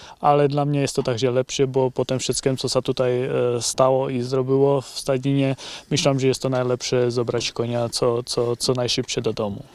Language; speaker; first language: Polish; non-native, learner; Czech